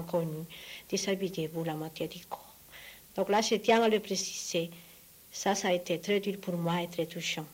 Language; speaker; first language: French; non-native, fluent; Spanish